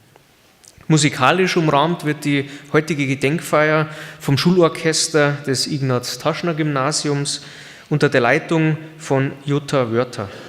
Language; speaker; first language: German; native; German